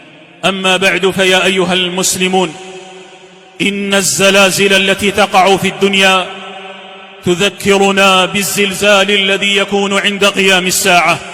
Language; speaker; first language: Arabic; native; Arabic